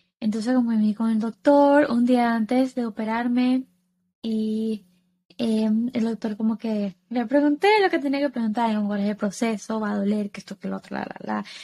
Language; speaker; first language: Spanish; early bilingual, heritage; Spanish